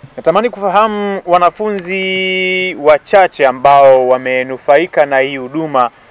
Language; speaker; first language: Swahili; native; Swahili